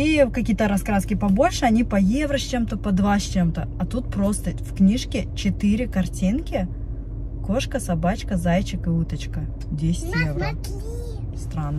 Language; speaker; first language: Russian; native; Russian